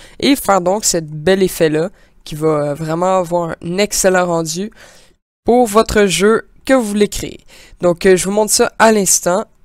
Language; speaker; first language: French; native; French